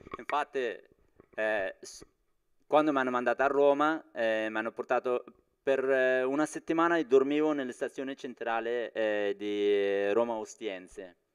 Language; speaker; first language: Italian; non-native, fluent; Persian